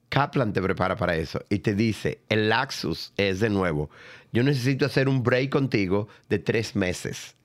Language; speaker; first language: Spanish; native; Spanish